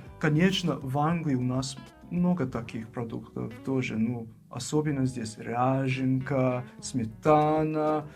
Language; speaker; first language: Russian; non-native, fluent; English